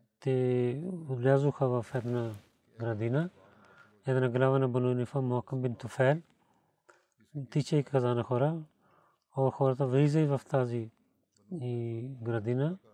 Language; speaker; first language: Bulgarian; non-native, learner; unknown